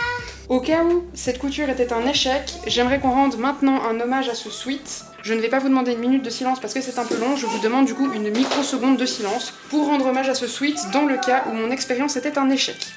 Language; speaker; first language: French; native; French